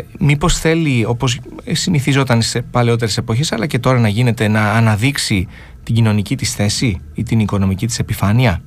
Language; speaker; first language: Greek; native; Greek